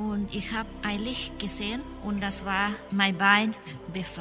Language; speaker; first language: German; non-native, learner; Thai